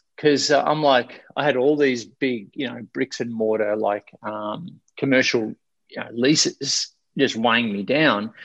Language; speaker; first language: English; native; English